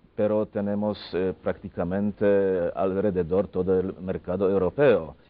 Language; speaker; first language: Spanish; non-native, fluent; Polish